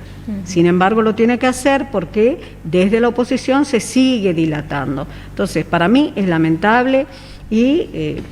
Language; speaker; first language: Spanish; native; Spanish